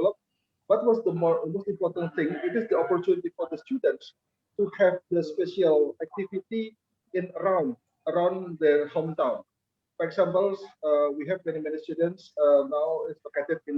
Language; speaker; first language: English; non-native, fluent; Indonesian